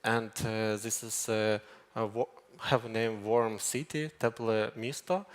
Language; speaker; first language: English; non-native, learner; Ukrainian